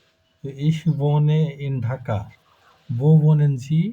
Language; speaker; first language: German; non-native, fluent; Bangla